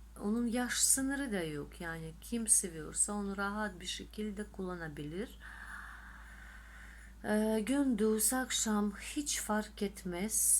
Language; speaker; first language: Turkish; non-native, fluent; Russian